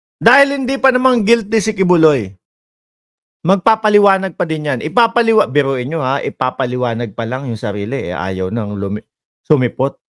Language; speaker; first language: Filipino; native; Filipino